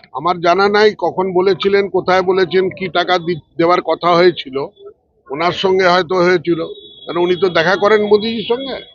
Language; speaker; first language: Bangla; early bilingual, other home language; Punjabi